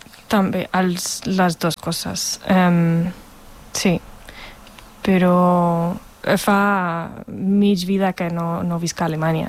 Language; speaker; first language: Catalan; non-native, fluent; German